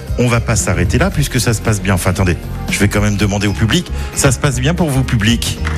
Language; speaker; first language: French; native; French